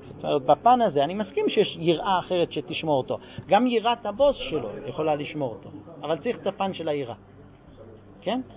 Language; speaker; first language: Hebrew; non-native, fluent; English